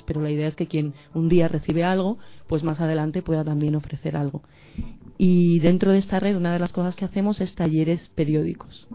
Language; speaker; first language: Spanish; native; Spanish